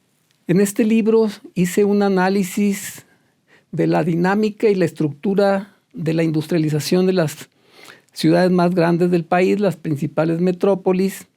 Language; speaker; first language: Spanish; native; Spanish